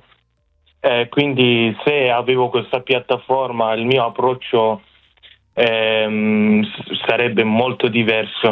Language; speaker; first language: Italian; non-native, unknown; Persian